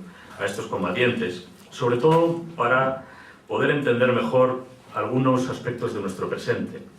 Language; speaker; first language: Spanish; native; Spanish